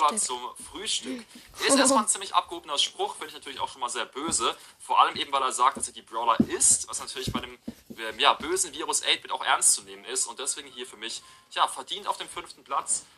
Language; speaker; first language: German; native; German